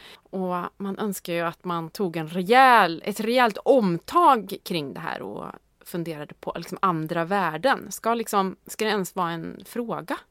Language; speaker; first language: Swedish; native; Swedish